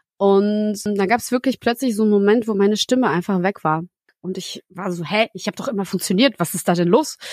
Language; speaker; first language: German; early bilingual, other home language; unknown